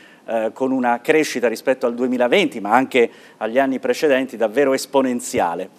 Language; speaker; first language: Italian; native; Italian